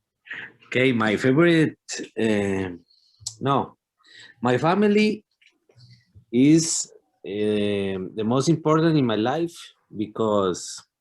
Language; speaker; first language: English; non-native, learner; Spanish